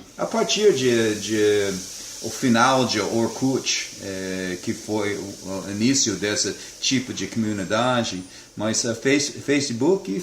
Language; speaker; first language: Portuguese; non-native, fluent; English